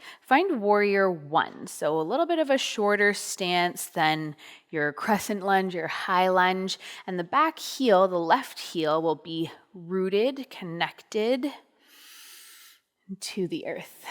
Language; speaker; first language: English; native; English